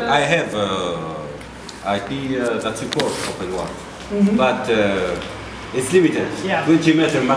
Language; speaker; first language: English; non-native, fluent; Arabic